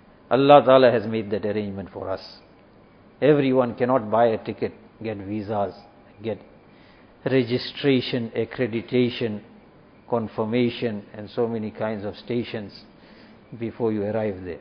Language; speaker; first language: English; native; English